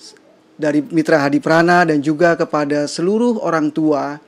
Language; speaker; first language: Indonesian; native; Indonesian